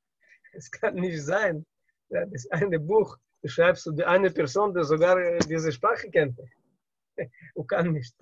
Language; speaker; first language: German; non-native, learner; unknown